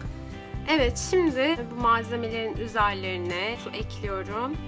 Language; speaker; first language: Turkish; native; Turkish